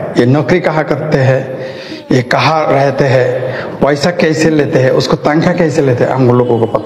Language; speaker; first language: Hindi; non-native, fluent; Bangla